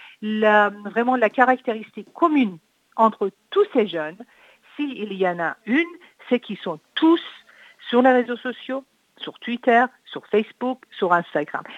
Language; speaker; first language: French; non-native, fluent; Persian